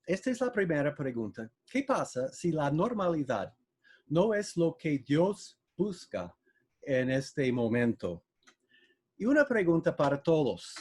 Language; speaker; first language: Spanish; non-native, fluent; English